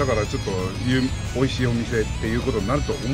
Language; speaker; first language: Japanese; native; Japanese